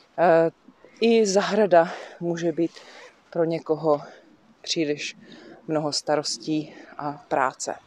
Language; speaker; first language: Czech; native; Czech